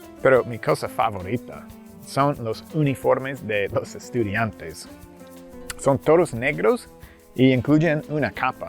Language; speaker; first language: Spanish; non-native, fluent; English